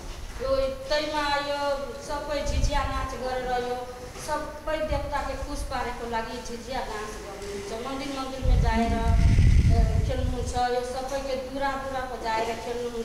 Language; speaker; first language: Nepali; non-native, local second language; Maithili